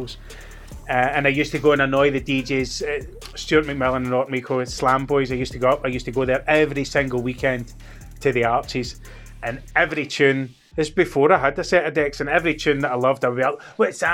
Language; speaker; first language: English; native; English